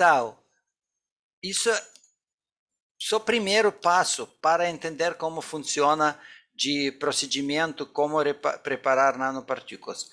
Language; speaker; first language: Portuguese; non-native, fluent; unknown